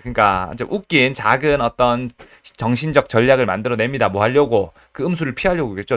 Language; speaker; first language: Korean; native; Korean